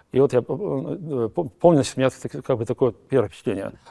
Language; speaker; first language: Russian; native; Russian